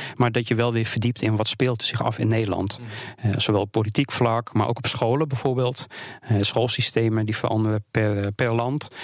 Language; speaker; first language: Dutch; native; Dutch